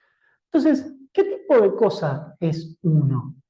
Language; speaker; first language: Spanish; native; Spanish